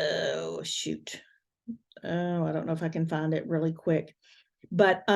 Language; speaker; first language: English; native; English